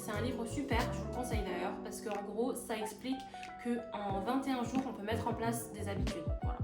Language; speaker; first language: French; native; French